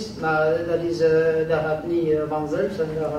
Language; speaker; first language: Dutch; non-native, local second language; French